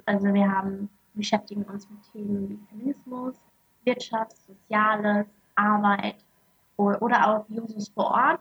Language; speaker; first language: German; early bilingual, other home language; Arabic